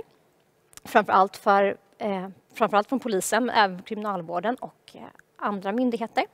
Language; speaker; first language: Swedish; native; Swedish